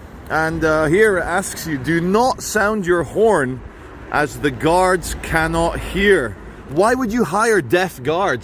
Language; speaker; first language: English; native; English